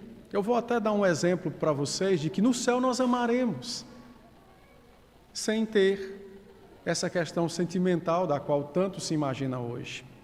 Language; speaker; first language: Portuguese; native; Portuguese